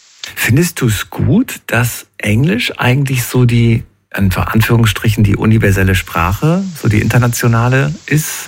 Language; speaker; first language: German; native; German